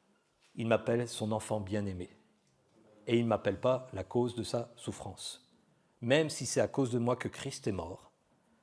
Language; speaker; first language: French; native; French